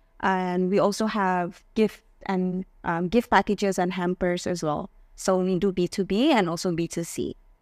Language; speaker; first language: English; non-native, fluent; Indonesian